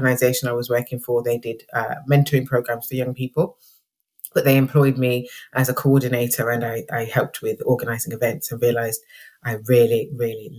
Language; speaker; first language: English; native; English